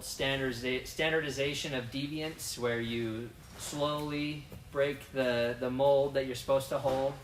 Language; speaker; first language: English; native; English